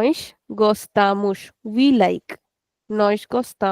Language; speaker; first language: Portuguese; non-native, fluent; Hindi